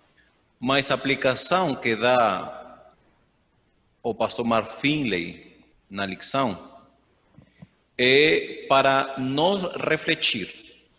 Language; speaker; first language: Portuguese; non-native, fluent; Spanish